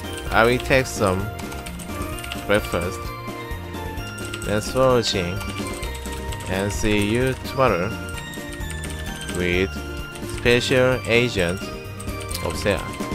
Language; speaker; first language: English; non-native, learner; Korean